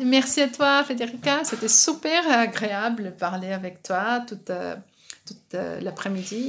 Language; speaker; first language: French; non-native, fluent; Portuguese